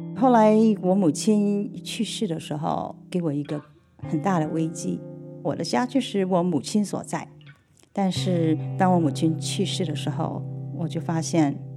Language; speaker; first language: Chinese; early bilingual, heritage; Chinese